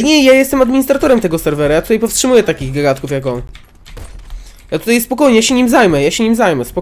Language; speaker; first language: Polish; native; Polish